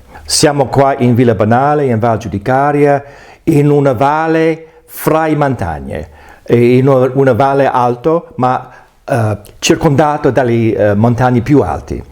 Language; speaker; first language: Italian; non-native, fluent; English